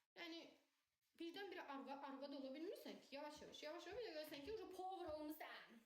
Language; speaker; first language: Azerbaijani; native; Azerbaijani